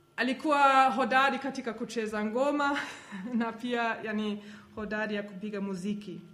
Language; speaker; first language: Swahili; non-native, fluent; German